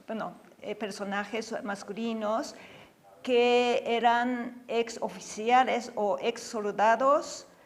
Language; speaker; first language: Spanish; non-native, fluent; Japanese